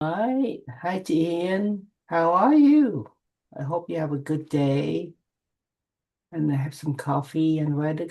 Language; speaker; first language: English; non-native, fluent; Vietnamese